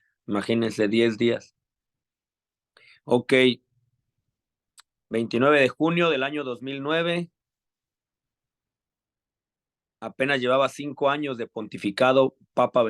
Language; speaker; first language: Spanish; native; Spanish